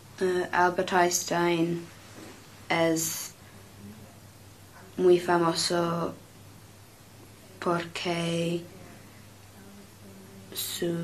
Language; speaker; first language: Spanish; non-native, learner; English